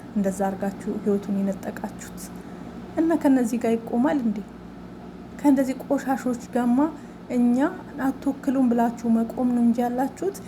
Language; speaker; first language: Amharic; non-native, local second language; Oromo